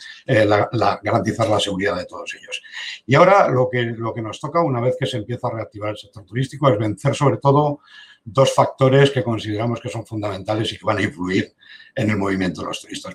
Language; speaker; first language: Spanish; native; Spanish